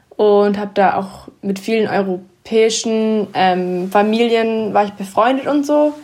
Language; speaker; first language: German; early bilingual, heritage; English